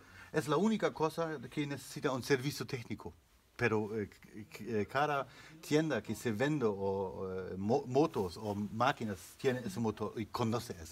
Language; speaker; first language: Spanish; non-native, learner; German